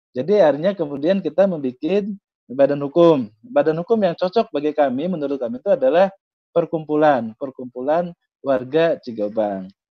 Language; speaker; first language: Indonesian; native; Indonesian